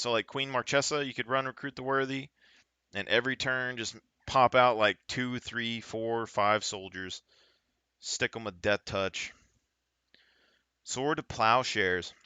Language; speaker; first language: English; native; English